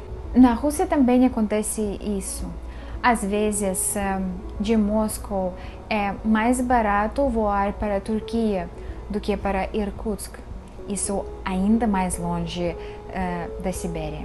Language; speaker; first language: Portuguese; non-native, fluent; Russian